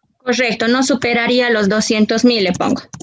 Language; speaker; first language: Spanish; native; Spanish